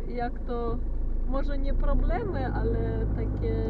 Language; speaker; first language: Polish; non-native, fluent; Russian